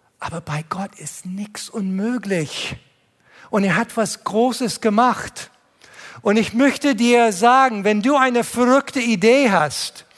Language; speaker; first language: German; non-native, fluent; English